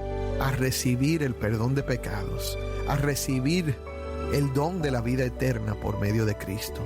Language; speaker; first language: Spanish; native; Spanish